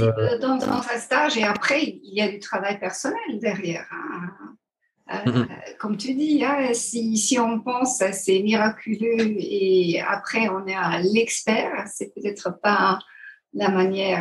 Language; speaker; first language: French; non-native, fluent; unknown